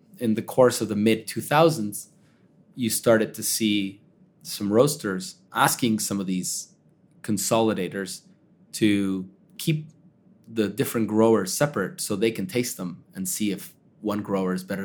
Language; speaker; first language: English; early bilingual, other home language; Spanish